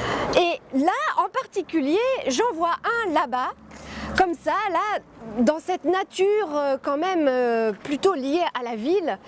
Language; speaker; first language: French; native; French